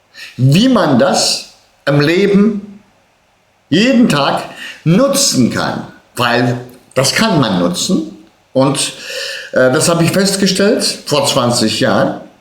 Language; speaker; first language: German; early bilingual, other home language; Turkish